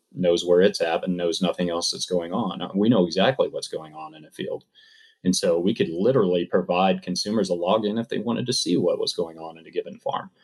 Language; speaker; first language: English; native; English